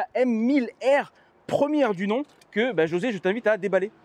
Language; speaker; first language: French; native; French